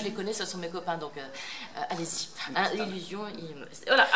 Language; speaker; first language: French; native; French